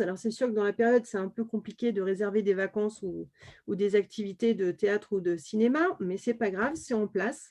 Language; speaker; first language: French; native; French